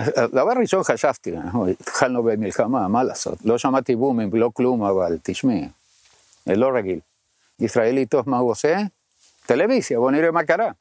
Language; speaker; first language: Hebrew; non-native, fluent; Spanish